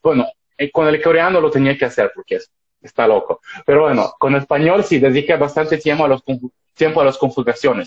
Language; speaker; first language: Spanish; non-native, fluent; Russian